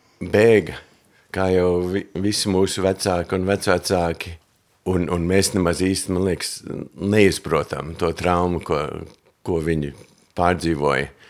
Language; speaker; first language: Latvian; early bilingual, heritage; Latvian